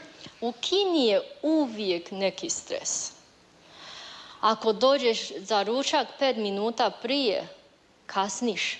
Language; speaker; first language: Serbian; non-native, learner; Chinese